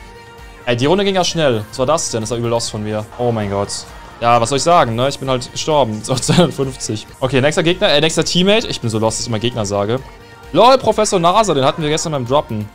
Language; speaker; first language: German; native; German